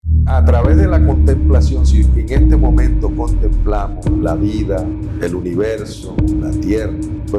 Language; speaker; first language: Spanish; native; Spanish